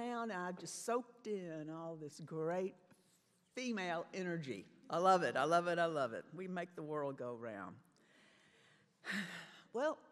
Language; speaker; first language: English; native; English